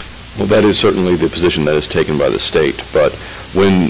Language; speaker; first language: English; native; English